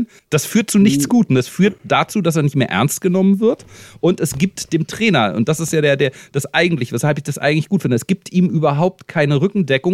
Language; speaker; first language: German; native; German